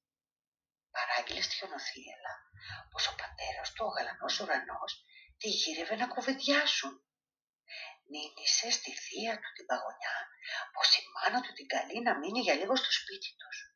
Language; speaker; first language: Greek; native; Greek